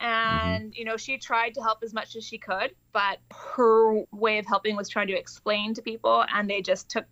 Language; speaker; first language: English; native; English